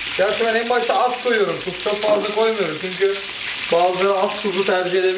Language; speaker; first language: Turkish; native; Turkish